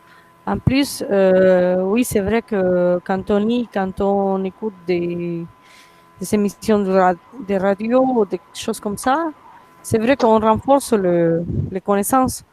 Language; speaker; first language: French; non-native, fluent; Spanish